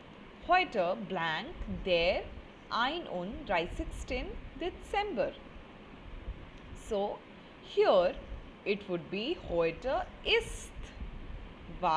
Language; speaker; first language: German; non-native, fluent; Hindi